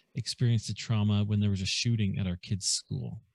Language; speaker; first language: English; native; English